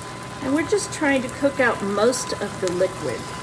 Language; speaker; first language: English; native; English